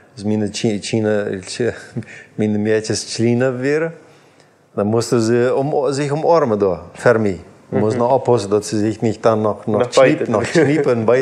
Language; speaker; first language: German; non-native, learner; Plautdietsch